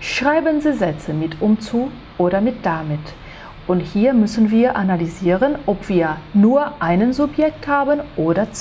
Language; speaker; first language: German; non-native, fluent; Portuguese